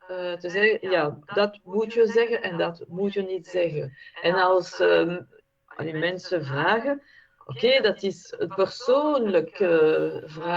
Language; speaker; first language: Dutch; non-native, fluent; French